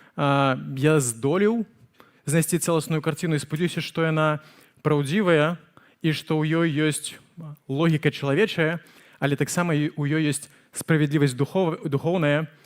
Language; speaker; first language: Belarusian; native; Belarusian